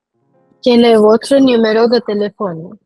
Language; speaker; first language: French; non-native, fluent; Hindi